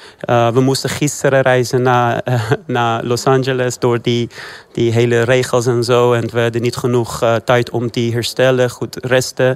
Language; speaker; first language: Dutch; non-native, fluent; Persian